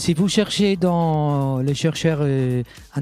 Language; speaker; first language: French; non-native, fluent; Catalan